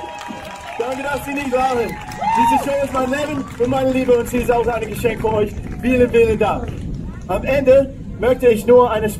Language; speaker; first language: German; non-native, learner; English